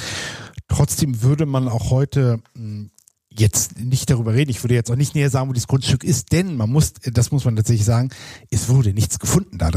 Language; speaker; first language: German; native; German